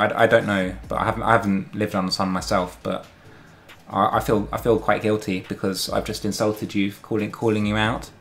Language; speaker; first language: English; native; English